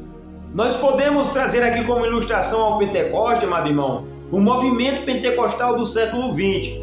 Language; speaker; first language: Portuguese; native; Portuguese